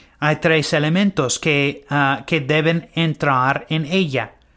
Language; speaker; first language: Spanish; non-native, learner; English